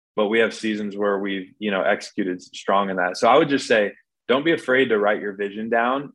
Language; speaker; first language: English; native; English